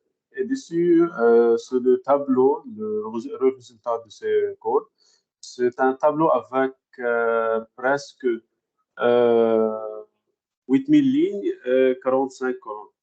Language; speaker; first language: French; non-native, fluent; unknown